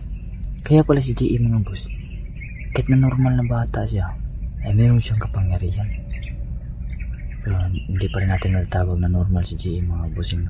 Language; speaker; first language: Filipino; non-native, local second language; Cebuano